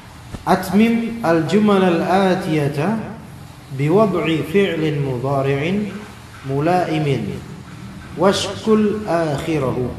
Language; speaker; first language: Arabic; non-native, fluent; Indonesian